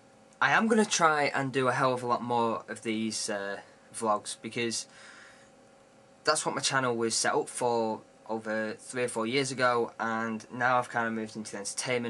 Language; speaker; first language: English; native; English